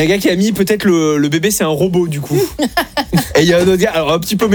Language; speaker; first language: French; native; French